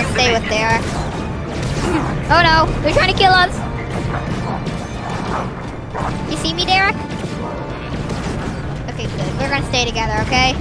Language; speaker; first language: English; native; English